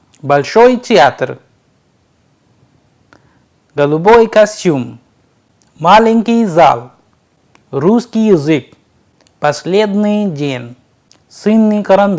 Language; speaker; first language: Russian; non-native, fluent; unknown